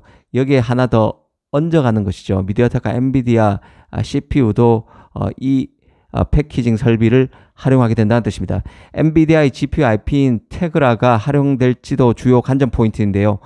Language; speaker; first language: Korean; native; Korean